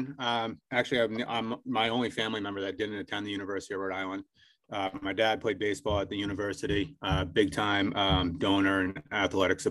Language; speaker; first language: English; native; English